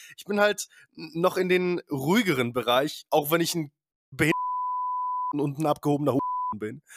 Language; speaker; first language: German; early bilingual, other home language; Polish